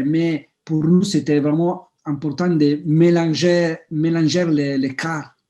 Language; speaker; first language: French; non-native, fluent; Italian